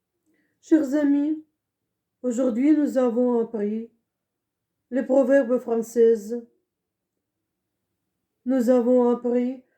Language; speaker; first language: French; non-native, fluent; Russian